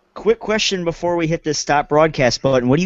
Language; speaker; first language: English; native; English